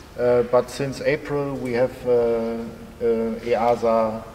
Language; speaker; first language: English; non-native, fluent; German